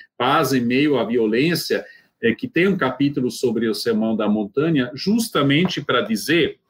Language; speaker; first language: Portuguese; non-native, fluent; Swiss German